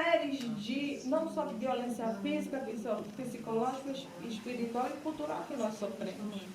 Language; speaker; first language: Portuguese; non-native, local second language; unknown